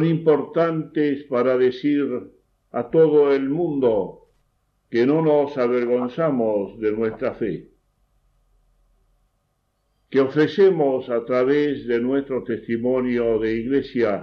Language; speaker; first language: Spanish; native; Spanish